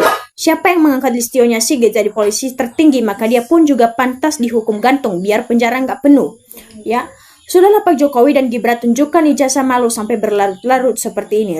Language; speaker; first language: Indonesian; native; Indonesian